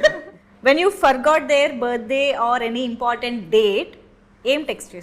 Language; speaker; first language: Telugu; native; Telugu